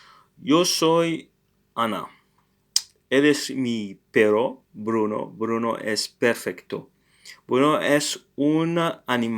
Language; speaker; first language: Spanish; non-native, learner; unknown